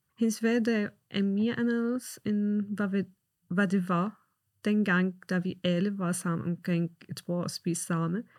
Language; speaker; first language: Danish; non-native, fluent; Arabic